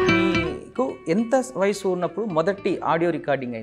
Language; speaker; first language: Telugu; native; Telugu